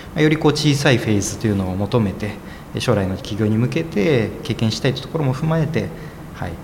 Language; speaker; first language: Japanese; native; Japanese